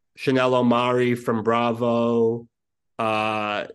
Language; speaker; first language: English; native; English